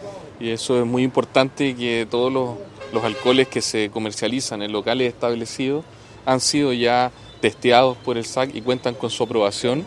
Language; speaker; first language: Spanish; native; Spanish